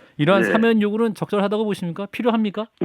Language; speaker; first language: Korean; native; Korean